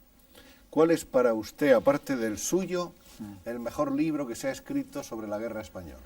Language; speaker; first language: Spanish; native; Spanish